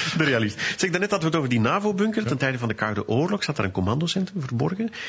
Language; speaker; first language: Dutch; native; Dutch